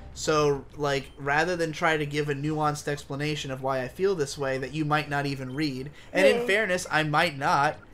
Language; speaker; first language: English; native; English